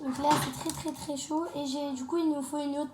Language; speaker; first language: French; native; French